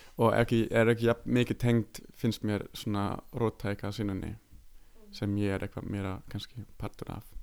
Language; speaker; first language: Icelandic; non-native, fluent; German